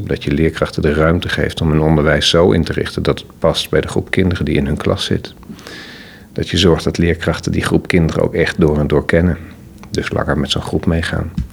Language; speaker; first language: Dutch; native; Dutch